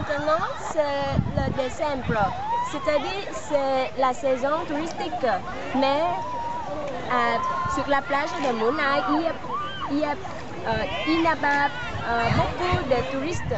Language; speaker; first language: French; non-native, learner; Vietnamese